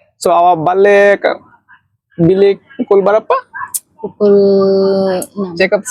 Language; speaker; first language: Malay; non-native, learner; Bangla